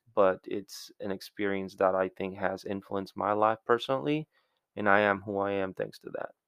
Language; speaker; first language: English; early bilingual, other home language; Spanish